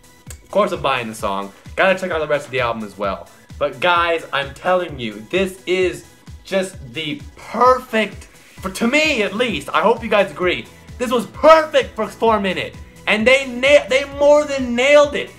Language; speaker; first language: English; native; English